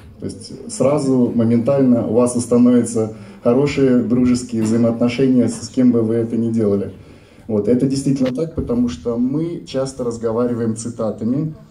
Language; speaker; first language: Russian; native; Russian